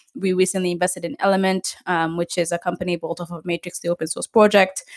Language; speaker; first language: English; non-native, local second language; Ganda